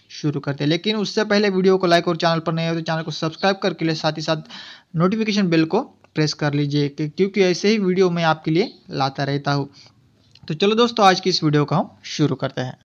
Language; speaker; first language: Hindi; non-native, local second language; Marathi